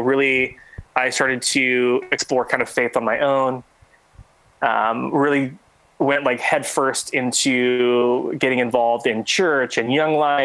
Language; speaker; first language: English; native; English